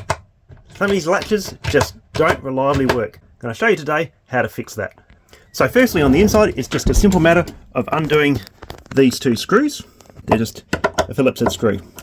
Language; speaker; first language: English; native; English